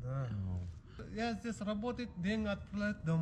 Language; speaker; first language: Russian; non-native, learner; Uzbek